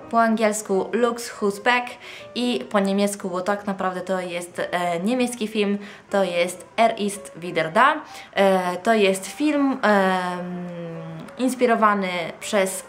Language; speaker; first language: Polish; non-native, fluent; Italian